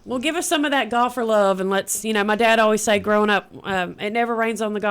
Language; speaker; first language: English; native; English